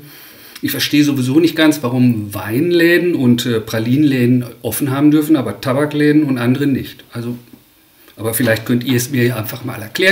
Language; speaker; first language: German; native; German